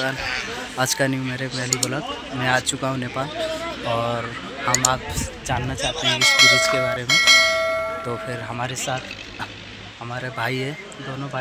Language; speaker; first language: Hindi; non-native, learner; Nepali